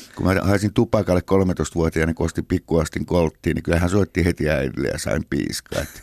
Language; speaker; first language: Finnish; native; Finnish